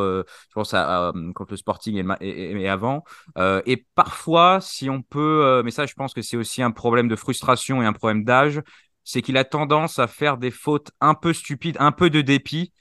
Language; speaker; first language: French; native; French